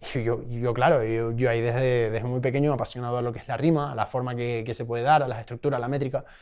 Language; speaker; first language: Spanish; native; Spanish